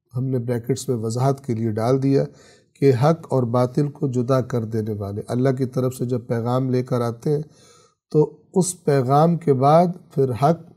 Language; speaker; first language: Urdu; native; Urdu